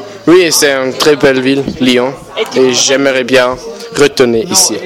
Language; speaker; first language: French; non-native, learner; German